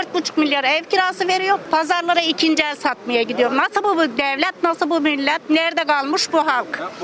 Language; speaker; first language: Turkish; native; Turkish